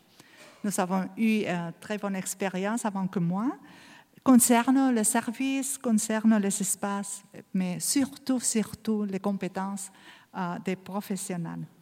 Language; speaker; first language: French; non-native, learner; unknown